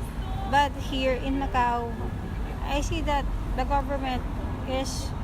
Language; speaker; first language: English; non-native, learner; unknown